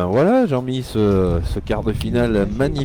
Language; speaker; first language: French; native; French